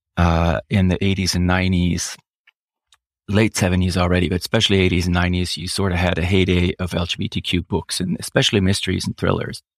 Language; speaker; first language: English; non-native, fluent; German